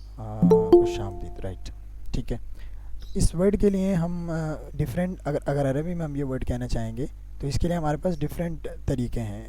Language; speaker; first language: Urdu; native; Urdu